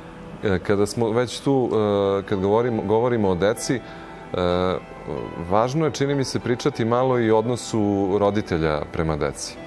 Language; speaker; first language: Croatian; native; Croatian